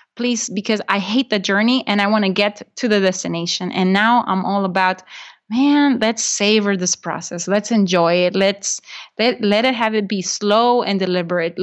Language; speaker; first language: English; non-native, fluent; Spanish